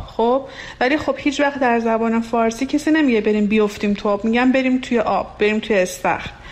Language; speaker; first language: Persian; non-native, local second language; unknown